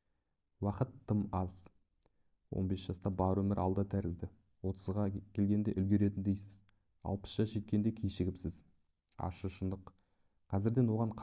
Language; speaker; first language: Kazakh; native; Kazakh